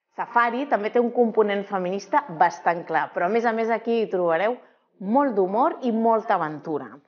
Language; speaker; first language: Catalan; native; Catalan